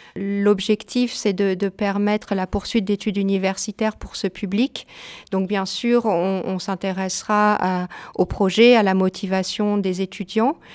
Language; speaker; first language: French; native; French